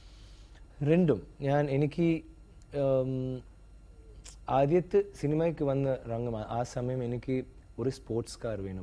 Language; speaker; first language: Malayalam; non-native, learner; Tamil